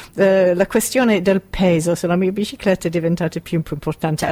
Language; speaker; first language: Italian; non-native, fluent; English